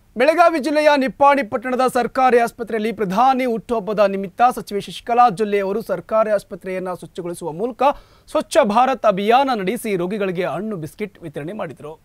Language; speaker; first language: Kannada; native; Kannada